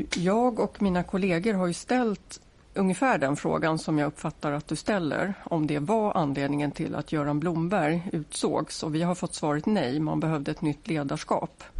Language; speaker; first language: Swedish; native; Swedish